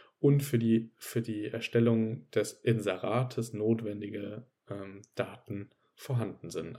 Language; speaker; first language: German; native; German